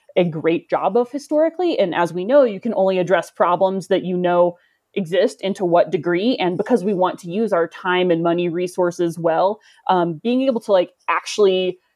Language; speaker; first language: English; native; English